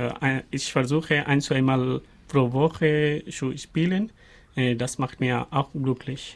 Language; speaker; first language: German; non-native, learner; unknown